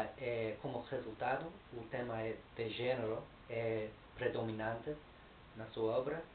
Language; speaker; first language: Portuguese; non-native, learner; English